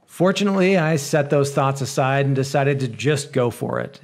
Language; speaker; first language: English; native; English